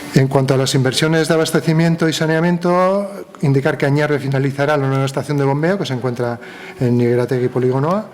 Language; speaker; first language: Spanish; non-native, local second language; Basque